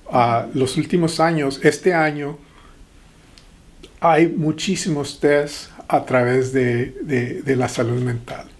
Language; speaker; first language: Spanish; early bilingual, heritage; Spanish